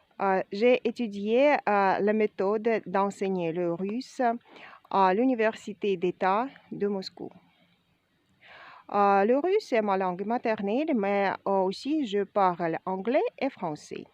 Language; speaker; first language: French; non-native, fluent; Russian